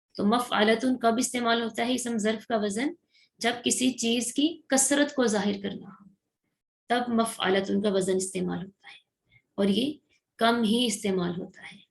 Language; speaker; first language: Urdu; native; Urdu